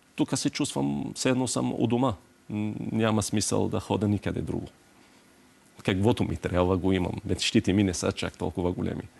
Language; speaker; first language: Bulgarian; non-native, fluent; Arabic